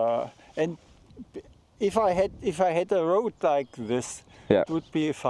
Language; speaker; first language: English; non-native, fluent; German